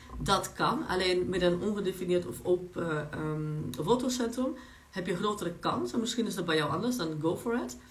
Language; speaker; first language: Dutch; non-native, fluent; Polish